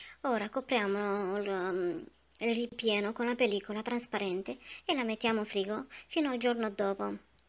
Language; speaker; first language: Italian; non-native, fluent; Romanian